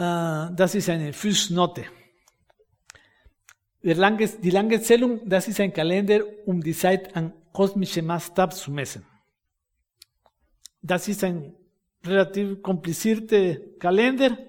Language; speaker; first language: German; non-native, fluent; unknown